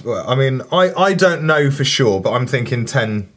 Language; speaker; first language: English; native; English